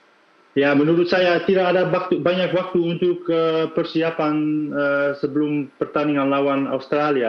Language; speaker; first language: Indonesian; non-native, fluent; Dutch